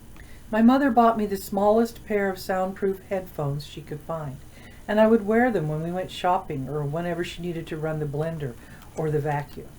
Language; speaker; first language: English; native; English